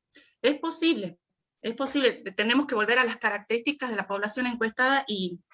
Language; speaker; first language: Spanish; native; Spanish